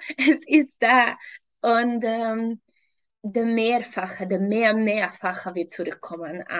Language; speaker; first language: German; non-native, fluent; Hungarian